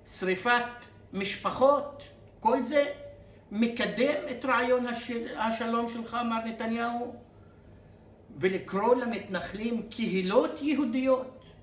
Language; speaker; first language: Hebrew; non-native, local second language; Arabic